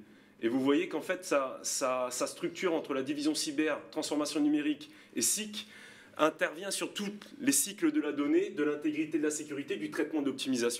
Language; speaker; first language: French; native; French